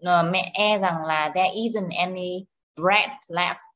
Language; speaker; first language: English; non-native, fluent; Vietnamese